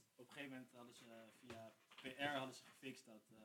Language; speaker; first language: Dutch; native; Dutch